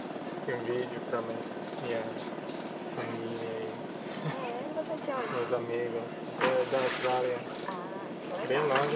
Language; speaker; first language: Portuguese; non-native, learner; English